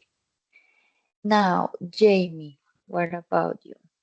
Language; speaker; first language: English; non-native, fluent; Spanish